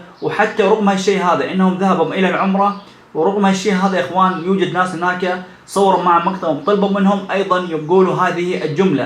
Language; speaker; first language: Arabic; native; Arabic